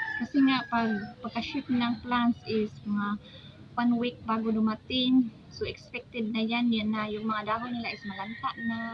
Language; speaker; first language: Filipino; non-native, local second language; Cebuano